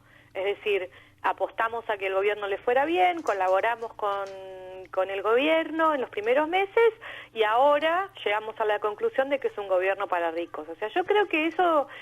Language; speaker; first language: Spanish; native; Spanish